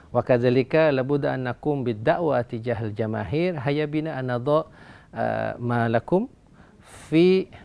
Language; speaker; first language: Arabic; non-native, fluent; Indonesian